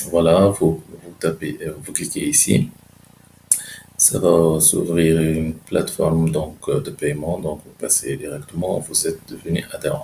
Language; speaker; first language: French; non-native, local second language; Arabic